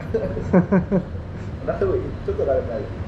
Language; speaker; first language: Japanese; non-native, learner; Vietnamese